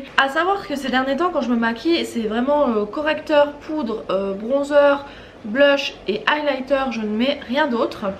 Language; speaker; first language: French; native; French